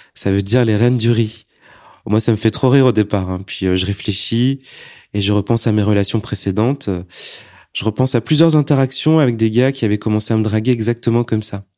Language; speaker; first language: French; native; French